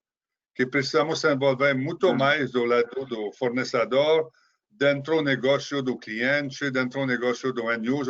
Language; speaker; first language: Portuguese; non-native, fluent; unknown